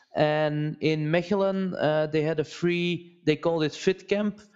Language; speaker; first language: English; non-native, fluent; Dutch